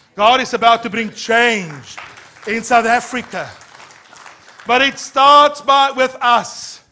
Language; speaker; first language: English; non-native, local second language; Afrikaans